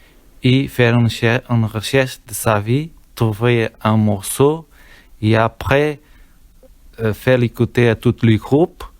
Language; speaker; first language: French; non-native, learner; Portuguese